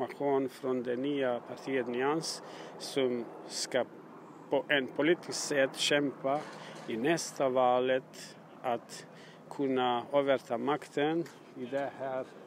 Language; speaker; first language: Swedish; non-native, learner; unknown